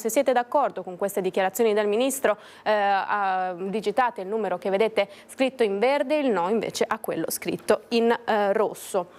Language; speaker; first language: Italian; native; Italian